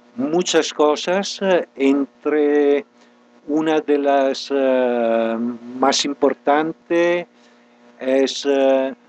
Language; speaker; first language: Spanish; non-native, fluent; Italian